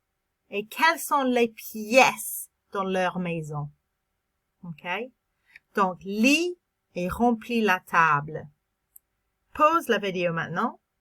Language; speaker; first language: French; non-native, fluent; English